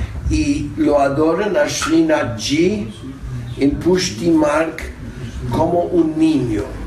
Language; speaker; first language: Spanish; non-native, fluent; German